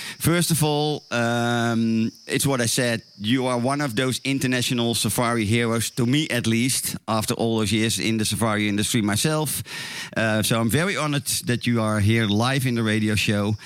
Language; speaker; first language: English; non-native, fluent; Dutch